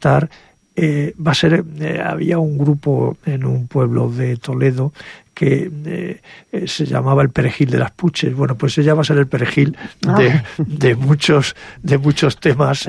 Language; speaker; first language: Spanish; native; Spanish